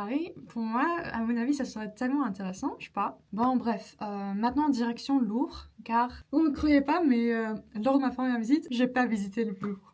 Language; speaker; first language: French; non-native, fluent; Turkish